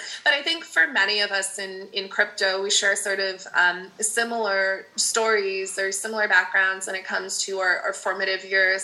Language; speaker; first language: English; non-native, fluent; Dutch